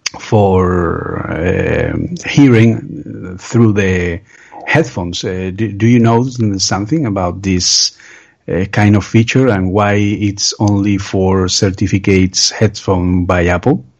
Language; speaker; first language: English; non-native, learner; Spanish